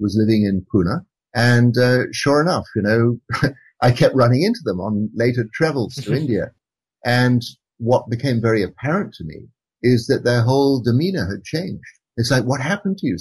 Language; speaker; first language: English; native; English